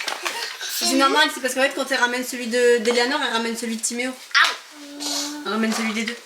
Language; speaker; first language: French; native; French